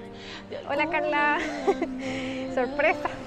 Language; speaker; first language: Spanish; native; Spanish